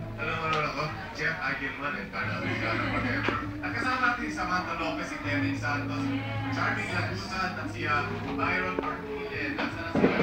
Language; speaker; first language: Filipino; native; Filipino